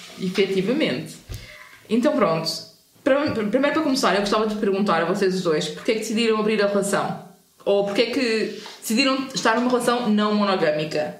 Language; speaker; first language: Portuguese; native; Portuguese